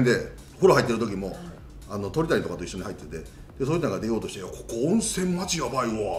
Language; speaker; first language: Japanese; native; Japanese